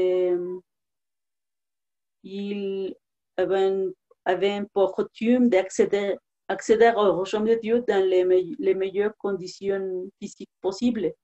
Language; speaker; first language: French; non-native, learner; Spanish